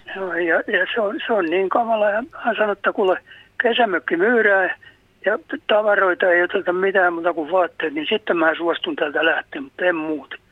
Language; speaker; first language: Finnish; native; Finnish